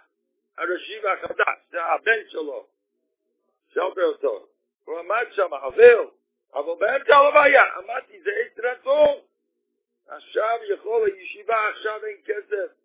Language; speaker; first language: Hebrew; non-native, fluent; Yiddish